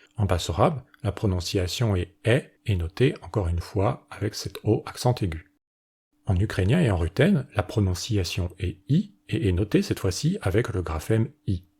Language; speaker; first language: French; native; French